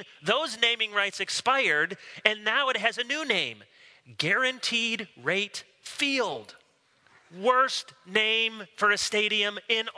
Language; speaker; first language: English; native; English